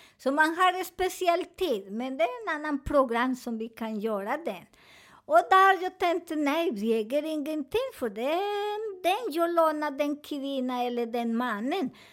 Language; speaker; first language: Swedish; non-native, learner; Spanish